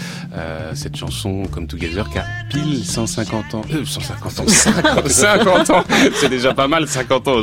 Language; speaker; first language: French; native; French